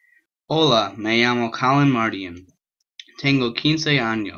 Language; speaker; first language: Spanish; non-native, learner; English